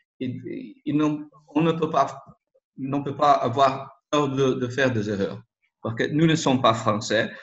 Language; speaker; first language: French; non-native, learner; Portuguese